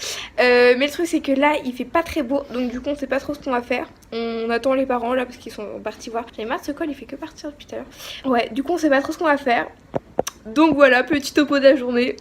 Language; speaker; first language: French; native; French